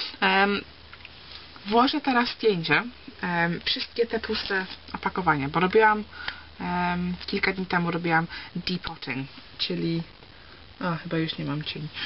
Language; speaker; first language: Polish; early bilingual, heritage; Polish